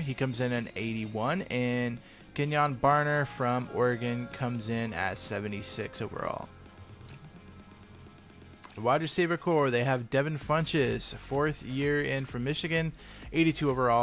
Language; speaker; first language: English; native; English